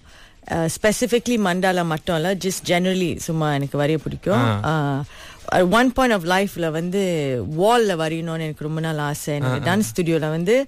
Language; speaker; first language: Tamil; early bilingual, heritage; Tamil